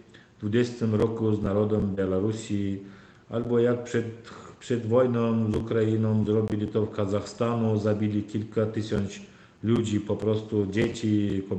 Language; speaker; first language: Polish; non-native, learner; Turkmen